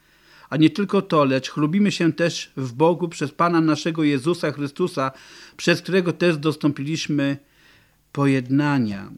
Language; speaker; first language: Polish; native; Polish